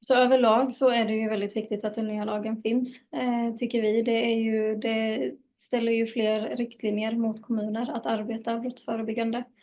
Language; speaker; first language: Swedish; native; Swedish